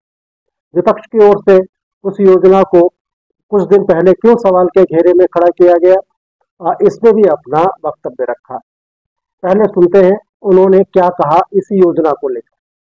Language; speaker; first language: Hindi; native; Hindi